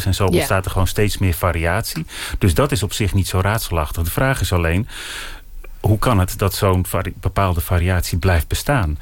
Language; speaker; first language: Dutch; native; Dutch